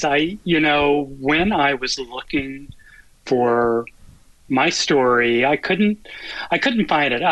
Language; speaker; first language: English; native; English